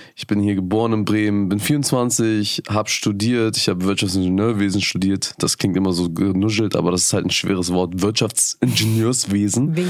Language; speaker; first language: German; early bilingual, other home language; Persian